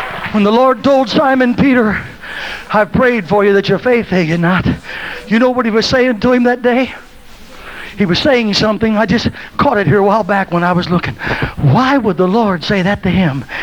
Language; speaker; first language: English; native; English